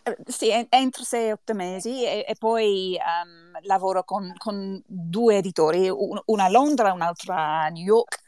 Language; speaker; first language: Italian; non-native, learner; English